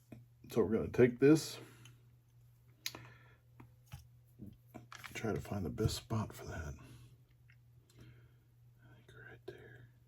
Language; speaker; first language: English; native; English